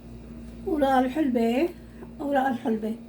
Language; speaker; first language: Arabic; native; Arabic